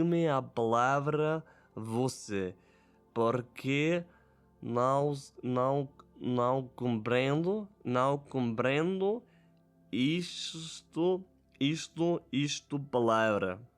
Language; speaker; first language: Portuguese; non-native, learner; German